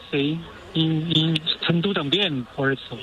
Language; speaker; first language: Spanish; non-native, learner; Chinese